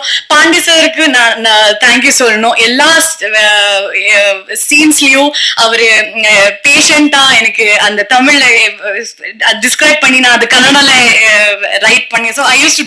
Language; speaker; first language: Tamil; non-native, learner; Kannada